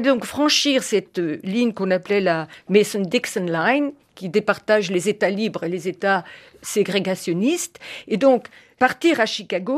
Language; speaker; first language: French; native; French